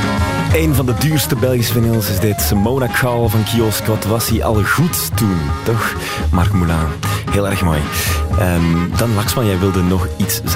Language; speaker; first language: Dutch; native; Dutch